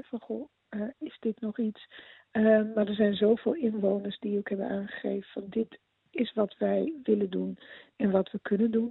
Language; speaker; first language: Dutch; native; Dutch